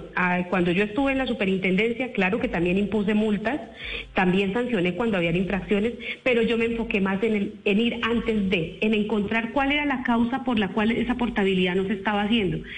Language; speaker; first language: Spanish; native; Spanish